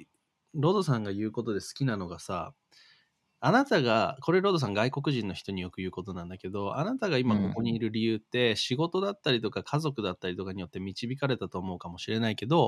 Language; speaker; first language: Japanese; native; Japanese